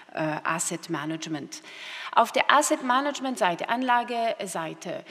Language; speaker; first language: German; non-native, fluent; French